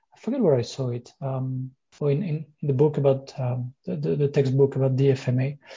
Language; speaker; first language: English; non-native, fluent; French